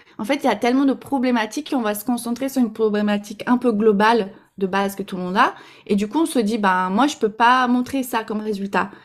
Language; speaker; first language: French; non-native, fluent; Portuguese